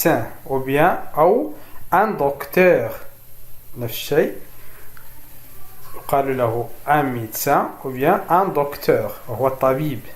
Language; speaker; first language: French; non-native, fluent; Arabic